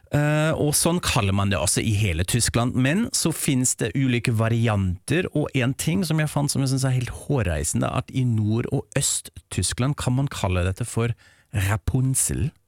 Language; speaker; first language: Norwegian; non-native, fluent; German